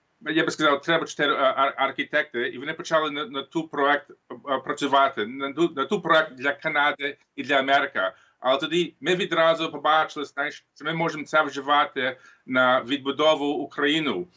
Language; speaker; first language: Ukrainian; early bilingual, heritage; Ukrainian